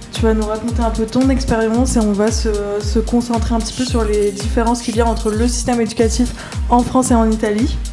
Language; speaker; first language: French; native; French